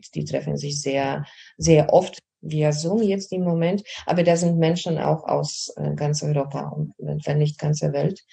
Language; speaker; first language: German; non-native, fluent; Polish